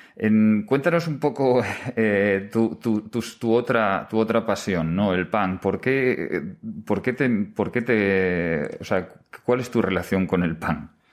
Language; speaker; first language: Spanish; native; Spanish